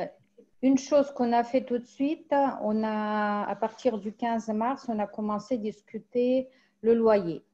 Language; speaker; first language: French; non-native, fluent; Russian